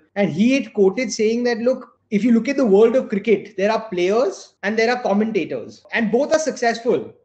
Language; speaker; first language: English; non-native, local second language; Gujarati